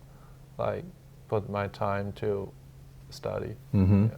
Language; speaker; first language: English; non-native, learner; Chinese